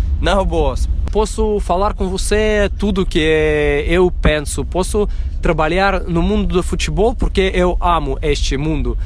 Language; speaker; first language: Portuguese; non-native, fluent; Russian